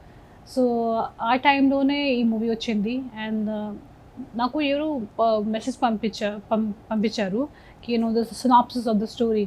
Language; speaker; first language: Telugu; non-native, local second language; Hindi